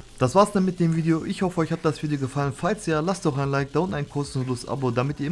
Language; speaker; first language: German; native; German